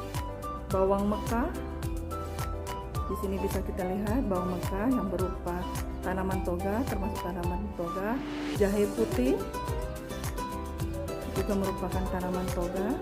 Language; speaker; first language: Indonesian; native; Indonesian